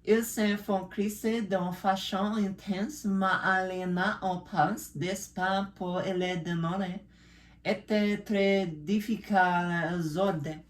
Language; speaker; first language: French; non-native, learner; English